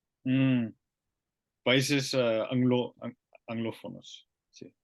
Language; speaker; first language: Spanish; non-native, learner; Finnish